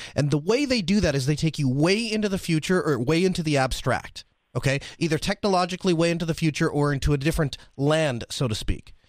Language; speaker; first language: English; native; English